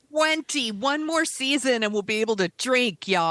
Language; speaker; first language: English; native; English